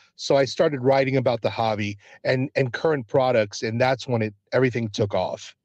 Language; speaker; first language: English; early bilingual, other home language; Spanish